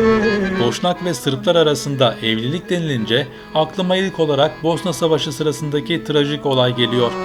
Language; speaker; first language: Turkish; native; Turkish